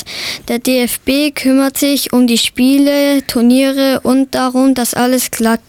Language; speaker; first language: German; native; German